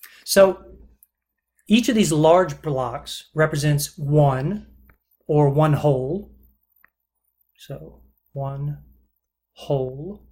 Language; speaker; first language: English; native; English